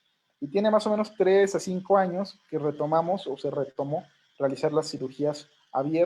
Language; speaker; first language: Spanish; native; Spanish